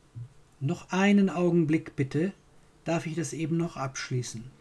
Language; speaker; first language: German; non-native, fluent; English